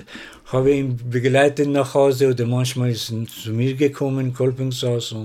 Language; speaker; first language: German; non-native, learner; Persian